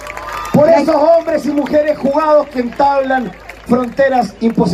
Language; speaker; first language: Spanish; native; Spanish